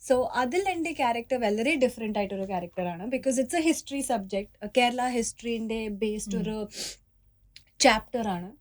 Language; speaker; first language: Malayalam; early bilingual, heritage; Malayalam